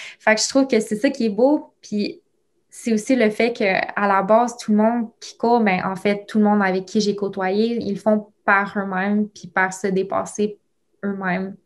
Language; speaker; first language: French; native; French